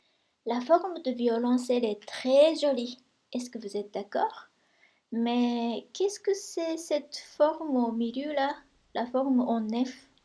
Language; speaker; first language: French; non-native, fluent; Japanese